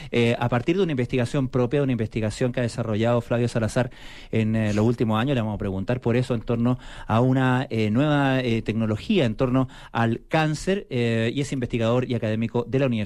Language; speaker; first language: Spanish; native; Spanish